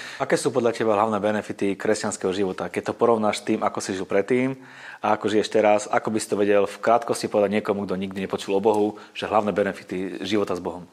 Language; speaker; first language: Slovak; native; Slovak